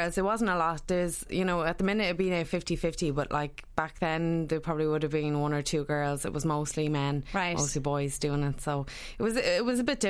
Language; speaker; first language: English; native; English